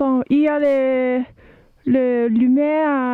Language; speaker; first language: French; non-native, learner; Thai